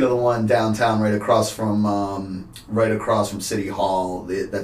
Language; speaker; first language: English; native; English